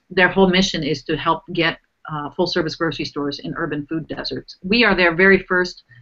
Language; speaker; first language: English; native; English